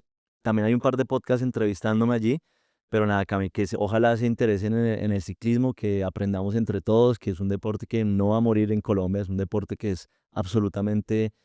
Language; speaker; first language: Spanish; native; Spanish